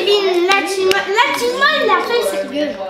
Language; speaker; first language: French; native; French